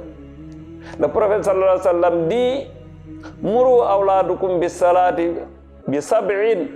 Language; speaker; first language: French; non-native, local second language; Wolof